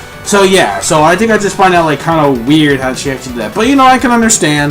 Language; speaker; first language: English; native; English